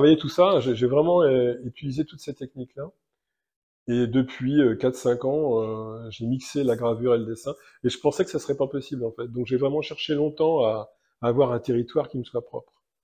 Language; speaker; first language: French; native; French